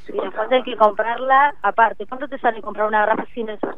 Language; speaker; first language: Spanish; native; Spanish